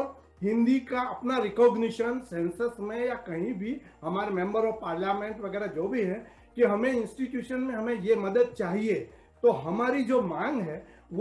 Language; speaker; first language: Hindi; native; Hindi